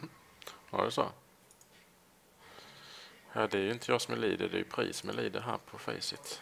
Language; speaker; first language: Swedish; native; Swedish